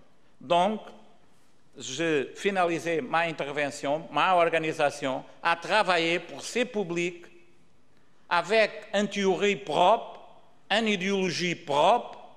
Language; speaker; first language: French; non-native, learner; Portuguese